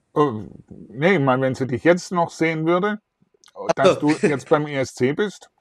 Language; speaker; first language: German; native; German